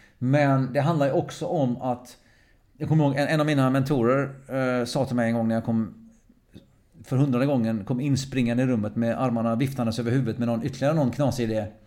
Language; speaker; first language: Swedish; early bilingual, other home language; English